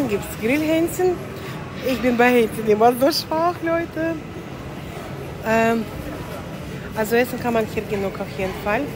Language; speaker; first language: German; non-native, fluent; Latvian